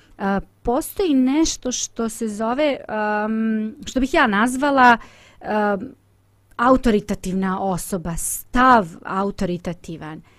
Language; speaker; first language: Bosnian; native; Bosnian